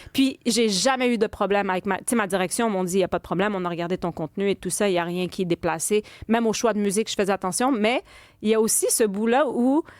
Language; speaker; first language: French; early bilingual, other home language; Arabic